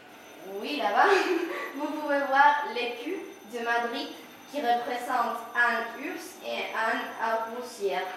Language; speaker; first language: French; non-native, learner; Spanish